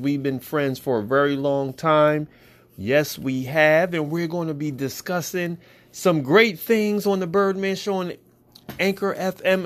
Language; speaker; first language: English; native; English